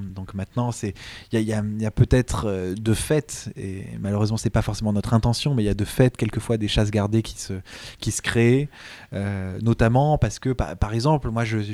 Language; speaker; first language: French; native; French